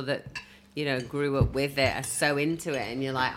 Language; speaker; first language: English; native; English